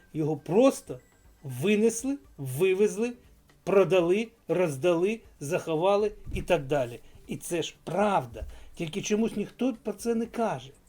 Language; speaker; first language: Ukrainian; non-native, local second language; Russian